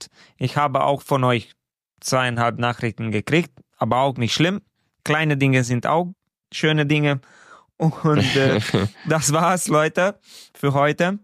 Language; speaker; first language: German; non-native, fluent; Romanian